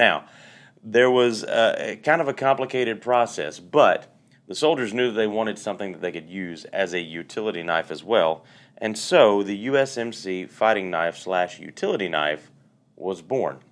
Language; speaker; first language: English; native; English